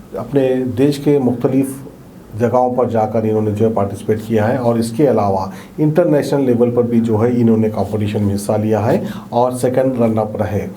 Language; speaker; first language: Hindi; non-native, local second language; Urdu